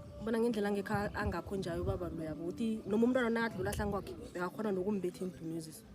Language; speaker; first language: Zulu; non-native, local second language; South Ndebele